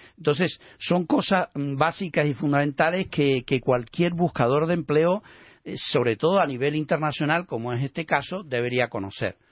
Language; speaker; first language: Spanish; native; Spanish